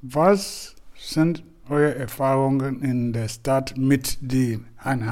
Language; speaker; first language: German; non-native, fluent; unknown